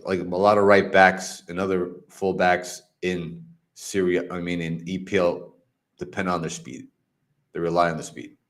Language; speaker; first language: English; native; English